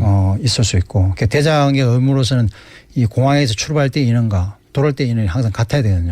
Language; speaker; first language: Korean; native; Korean